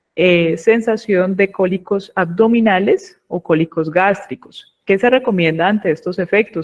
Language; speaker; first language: Spanish; native; Spanish